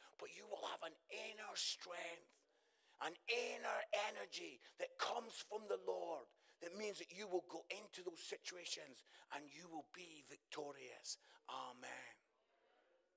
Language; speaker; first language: English; native; English